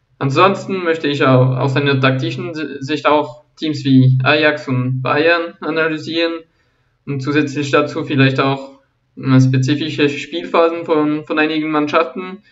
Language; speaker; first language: German; non-native, local second language; French